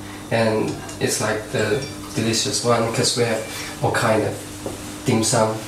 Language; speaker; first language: English; non-native, fluent; Chinese